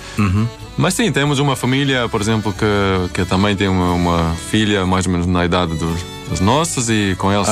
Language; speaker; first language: Portuguese; non-native, fluent; Swedish